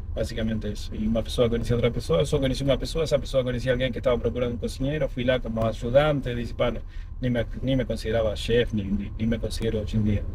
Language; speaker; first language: Portuguese; non-native, fluent; Spanish